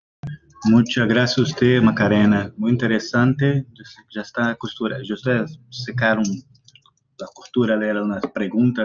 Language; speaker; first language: Spanish; non-native, learner; Portuguese